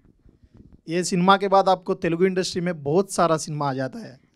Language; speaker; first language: Hindi; non-native, local second language; Telugu